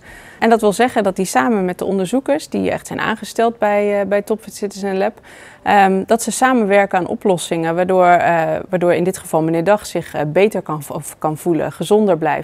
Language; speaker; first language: Dutch; native; Dutch